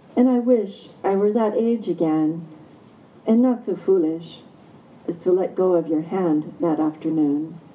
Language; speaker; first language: English; native; English